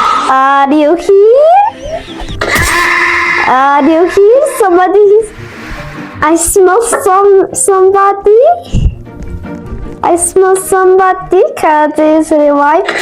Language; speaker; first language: English; non-native, learner; Mongolian